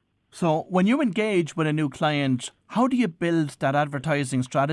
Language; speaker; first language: English; native; English